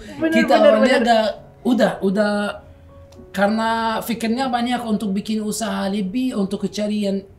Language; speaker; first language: Indonesian; non-native, learner; Arabic